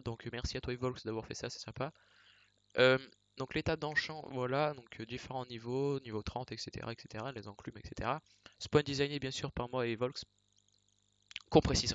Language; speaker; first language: French; native; French